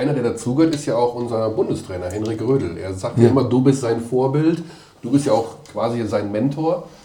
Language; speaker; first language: German; native; German